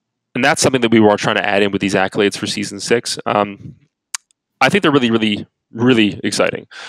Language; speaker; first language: English; native; English